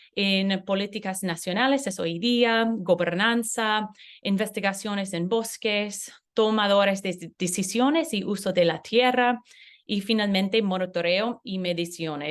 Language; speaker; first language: Spanish; non-native, learner; English